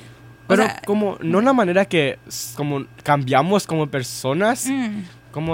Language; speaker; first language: Spanish; early bilingual, heritage; Spanish